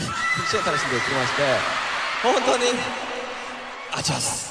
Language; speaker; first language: Japanese; non-native, learner; Korean